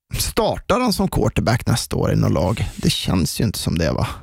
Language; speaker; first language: Swedish; native; Swedish